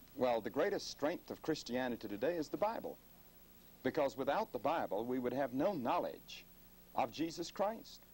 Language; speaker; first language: English; native; English